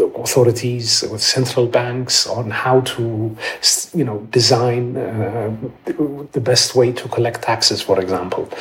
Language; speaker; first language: English; non-native, fluent; Amharic